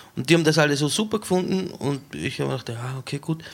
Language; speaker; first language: German; native; German